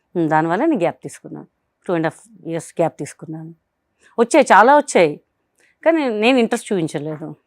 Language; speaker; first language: Telugu; non-native, local second language; Hindi